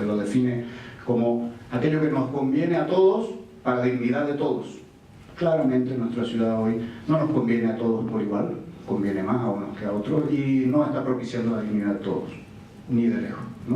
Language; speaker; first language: Spanish; native; Spanish